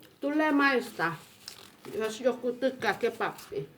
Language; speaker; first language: Finnish; non-native, learner; Thai